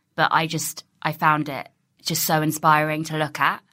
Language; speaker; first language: English; native; English